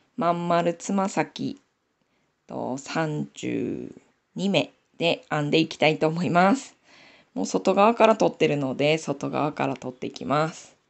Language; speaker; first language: Japanese; native; Japanese